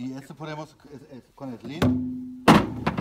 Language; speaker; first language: Spanish; non-native, learner; German